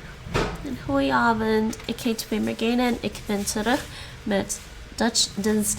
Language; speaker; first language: Dutch; non-native, learner; English